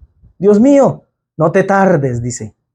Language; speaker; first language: Spanish; native; Spanish